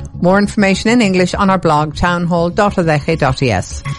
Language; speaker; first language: English; native; English